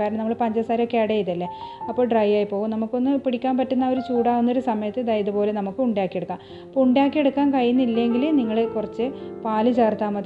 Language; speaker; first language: Malayalam; native; Malayalam